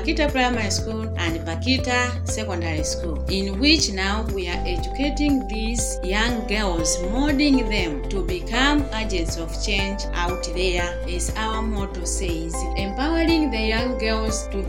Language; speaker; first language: English; non-native, local second language; Nyanja